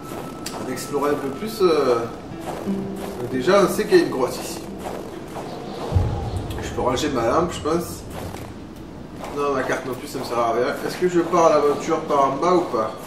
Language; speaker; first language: French; native; French